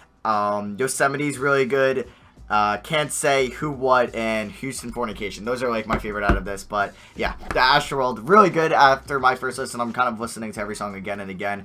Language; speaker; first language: English; native; English